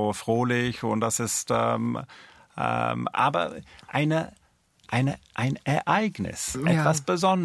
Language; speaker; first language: German; non-native, fluent; English